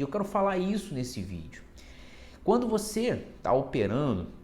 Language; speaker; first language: Portuguese; native; Portuguese